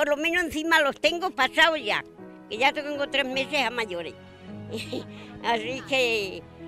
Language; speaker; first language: Spanish; native; Spanish